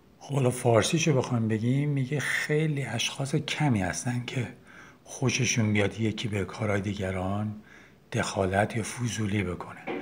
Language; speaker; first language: Persian; native; Persian